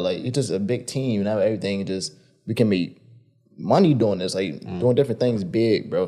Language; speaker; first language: English; native; English